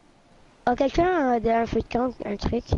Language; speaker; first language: French; native; French